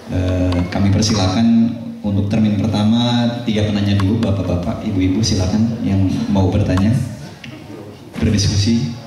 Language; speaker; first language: Indonesian; native; Indonesian